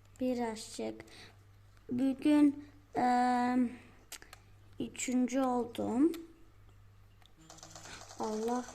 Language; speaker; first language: Turkish; early bilingual, heritage; Turkish